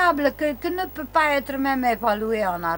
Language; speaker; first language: French; non-native, learner; Romanian